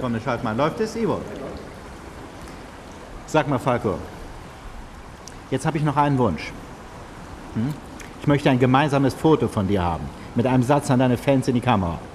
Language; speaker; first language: German; native; German